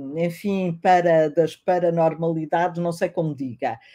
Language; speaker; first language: Portuguese; native; Portuguese